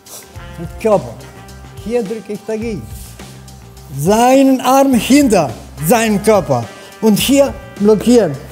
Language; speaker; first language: German; non-native, fluent; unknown